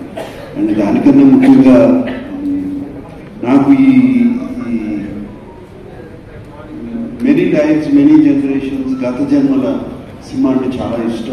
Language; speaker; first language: Telugu; native; Telugu